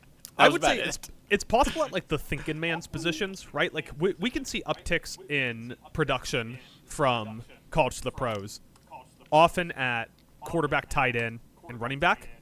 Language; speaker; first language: English; native; English